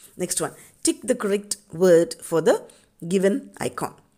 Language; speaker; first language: English; non-native, local second language; Tamil